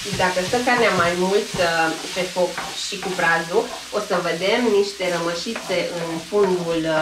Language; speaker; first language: Romanian; non-native, local second language; Hungarian